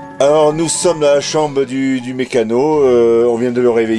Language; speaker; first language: French; native; French